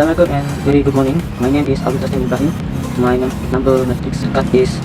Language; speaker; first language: English; non-native, local second language; Malay